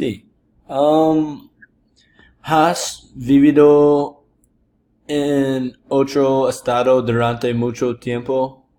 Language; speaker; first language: Spanish; non-native, learner; English